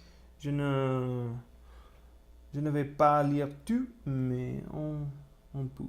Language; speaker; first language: French; non-native, learner; Spanish